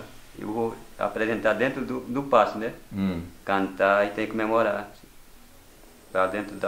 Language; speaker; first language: Portuguese; non-native, local second language; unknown